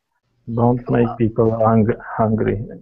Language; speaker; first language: English; non-native, learner; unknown